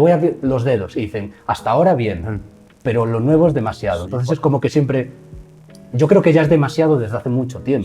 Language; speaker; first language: Spanish; native; Spanish